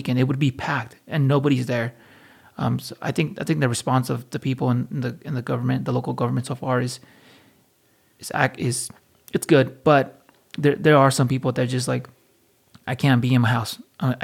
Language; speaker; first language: English; native; English